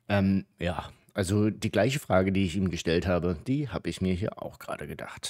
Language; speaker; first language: German; native; German